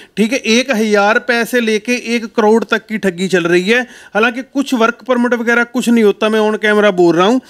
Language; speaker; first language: Hindi; non-native, local second language; Punjabi